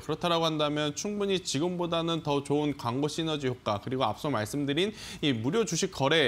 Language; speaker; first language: Korean; native; Korean